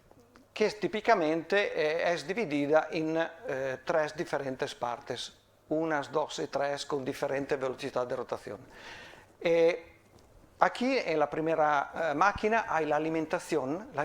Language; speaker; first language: Spanish; non-native, fluent; Italian